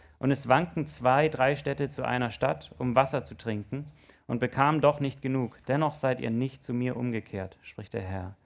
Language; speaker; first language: German; native; German